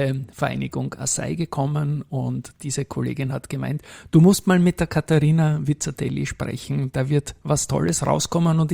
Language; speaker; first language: German; native; German